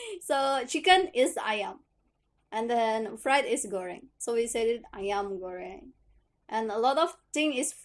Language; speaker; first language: English; non-native, learner; Indonesian